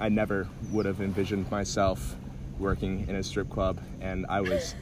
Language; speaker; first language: English; native; English